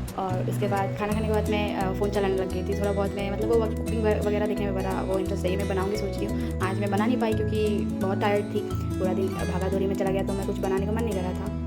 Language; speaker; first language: Hindi; non-native, local second language; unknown